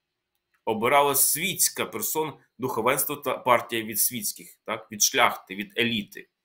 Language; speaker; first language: Ukrainian; native; Ukrainian